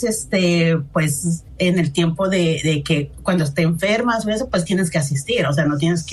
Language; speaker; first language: Spanish; native; Spanish